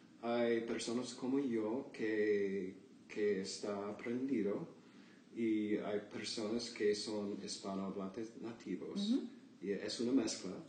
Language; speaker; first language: Spanish; non-native, learner; English